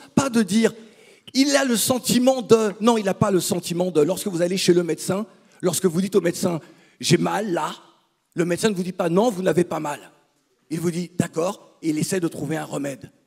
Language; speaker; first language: French; native; French